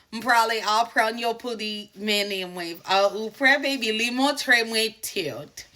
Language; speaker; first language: Haitian Creole; non-native, learner; English